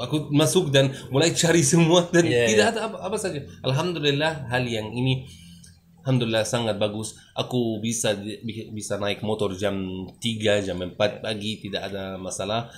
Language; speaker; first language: Indonesian; non-native, learner; French